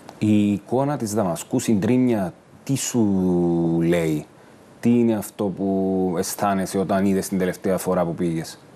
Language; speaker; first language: Greek; native; Greek